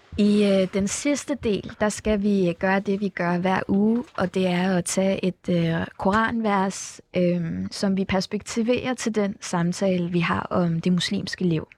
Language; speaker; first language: Danish; early bilingual, other home language; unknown